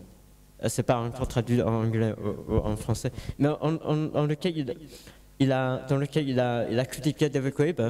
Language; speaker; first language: French; non-native, learner; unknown